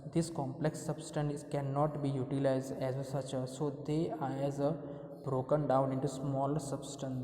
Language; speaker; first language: English; non-native, local second language; Gujarati